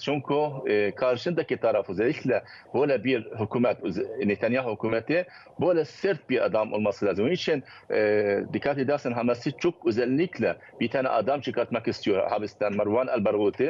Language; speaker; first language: Turkish; non-native, fluent; Arabic